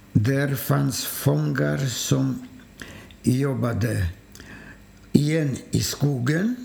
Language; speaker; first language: Swedish; non-native, fluent; Polish